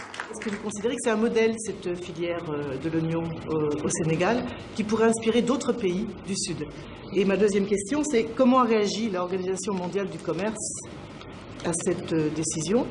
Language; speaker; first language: French; native; French